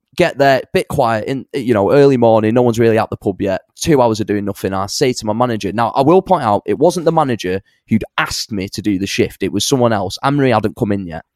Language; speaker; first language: English; native; English